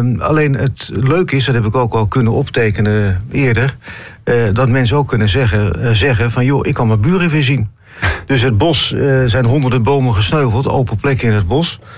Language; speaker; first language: Dutch; native; Dutch